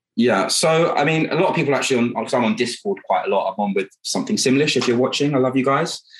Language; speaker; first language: English; native; English